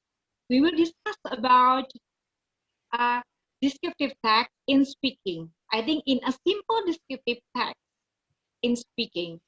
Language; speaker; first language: English; non-native, learner; Indonesian